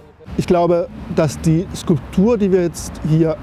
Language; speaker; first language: German; native; German